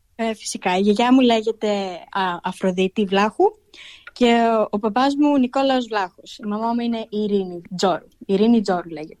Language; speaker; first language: Greek; early bilingual, heritage; Greek